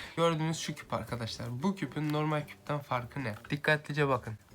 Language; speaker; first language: Turkish; native; Turkish